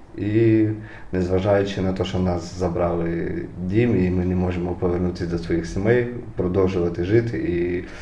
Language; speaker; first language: Ukrainian; native; Ukrainian